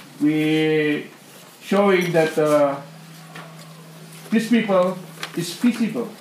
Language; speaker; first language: English; non-native, learner; Indonesian